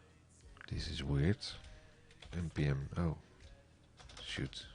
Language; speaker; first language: English; non-native, fluent; Dutch